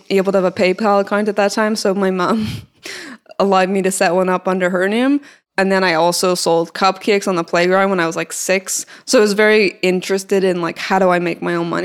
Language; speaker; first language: English; native; English